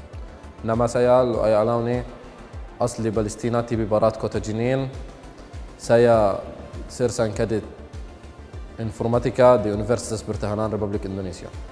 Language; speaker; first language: Indonesian; non-native, fluent; Arabic